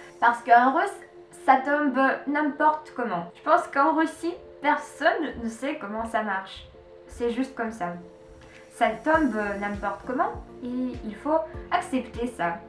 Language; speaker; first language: French; non-native, learner; Russian